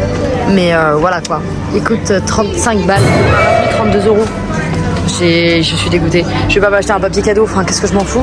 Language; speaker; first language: French; native; French